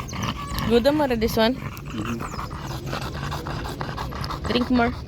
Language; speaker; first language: English; non-native, learner; Portuguese